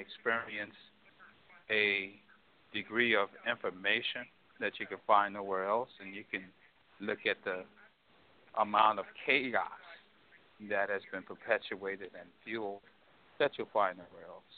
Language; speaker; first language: English; native; English